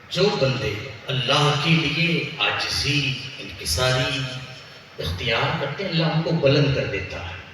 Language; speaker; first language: Urdu; native; Urdu